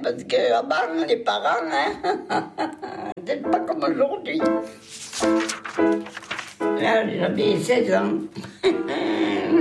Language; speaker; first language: French; native; French